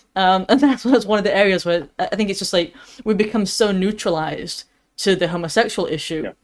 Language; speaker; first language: English; native; English